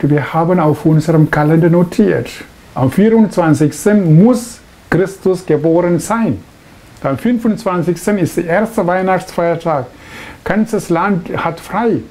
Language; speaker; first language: German; non-native, fluent; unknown